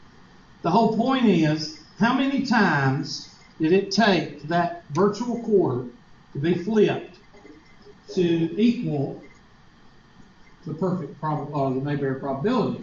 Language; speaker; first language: English; native; English